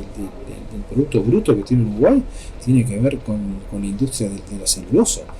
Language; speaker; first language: Spanish; native; Spanish